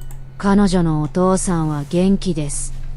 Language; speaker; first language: Japanese; non-native, learner; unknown